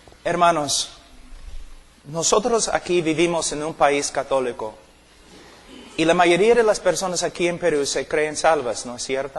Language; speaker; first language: Spanish; non-native, fluent; English